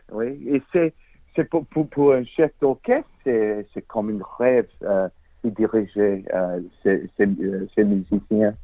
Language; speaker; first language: French; non-native, learner; English